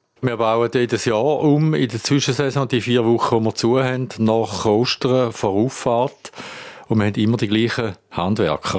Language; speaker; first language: German; native; German